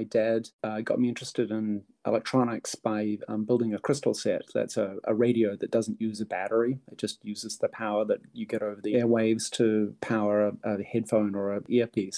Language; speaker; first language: English; native; English